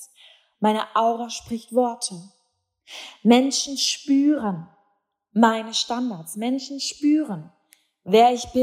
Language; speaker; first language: German; native; German